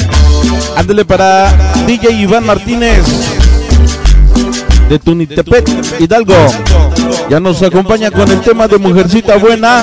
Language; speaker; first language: Spanish; native; Spanish